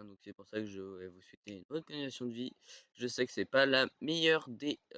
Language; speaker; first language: French; native; French